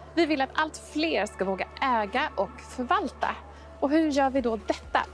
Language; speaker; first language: Swedish; native; Swedish